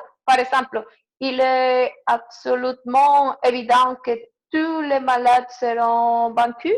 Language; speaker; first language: French; non-native, learner; Spanish